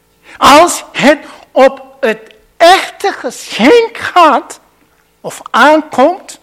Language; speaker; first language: Dutch; non-native, fluent; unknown